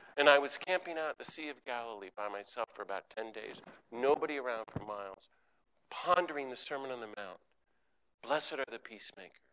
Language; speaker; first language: English; native; English